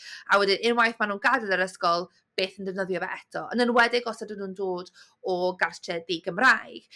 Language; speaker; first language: Welsh; native; Welsh